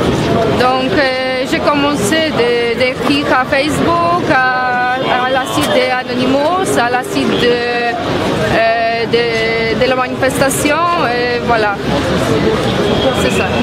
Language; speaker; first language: French; non-native, fluent; Polish